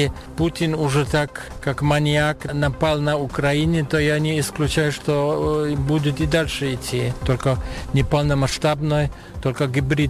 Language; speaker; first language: Russian; non-native, fluent; German